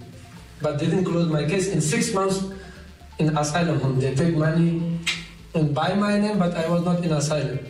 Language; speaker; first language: English; non-native, learner; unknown